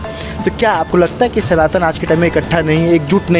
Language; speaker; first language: Hindi; native; Hindi